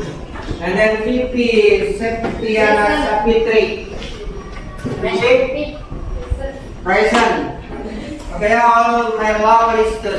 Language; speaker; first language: English; non-native, learner; Indonesian